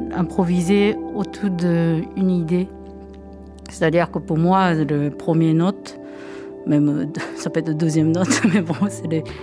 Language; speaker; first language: French; non-native, fluent; Japanese